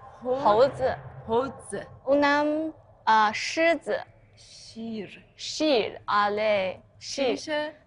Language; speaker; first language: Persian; non-native, fluent; Chinese